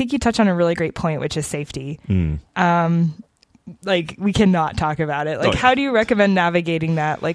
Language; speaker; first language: English; native; English